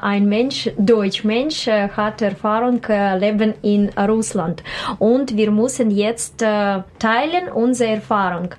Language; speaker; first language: German; non-native, learner; Russian